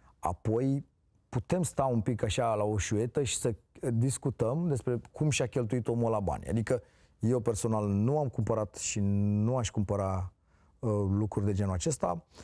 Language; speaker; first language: Romanian; native; Romanian